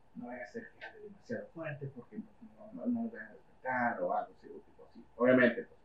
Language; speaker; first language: Spanish; early bilingual, heritage; Spanish